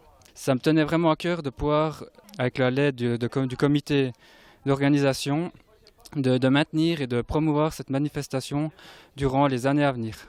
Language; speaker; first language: French; native; French